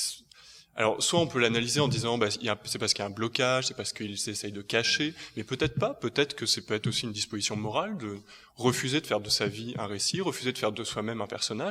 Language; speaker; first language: French; native; French